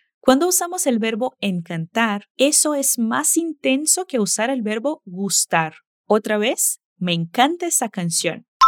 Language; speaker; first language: Spanish; non-native, fluent; Portuguese